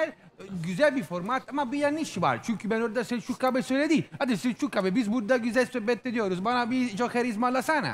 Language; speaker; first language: Turkish; non-native, fluent; Italian